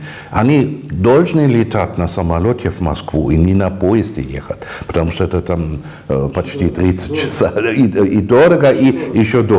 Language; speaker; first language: Russian; non-native, fluent; German